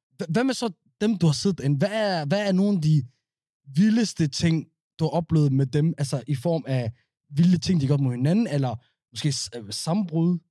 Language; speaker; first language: Danish; early bilingual, other home language; Somali